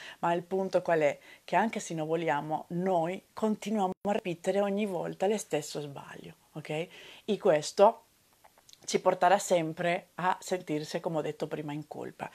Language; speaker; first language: Italian; non-native, fluent; Spanish